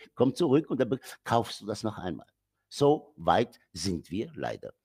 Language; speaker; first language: German; non-native, fluent; Arabic